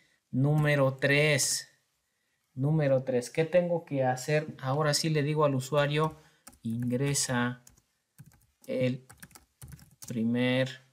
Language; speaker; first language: Spanish; native; Spanish